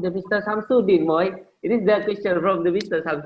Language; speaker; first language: English; non-native, learner; Indonesian